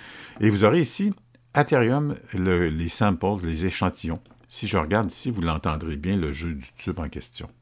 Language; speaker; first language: French; native; French